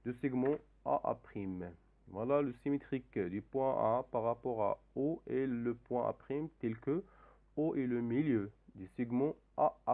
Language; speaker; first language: French; non-native, local second language; Arabic